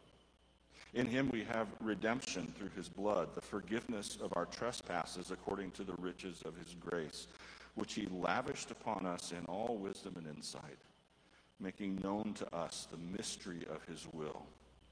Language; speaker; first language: English; native; English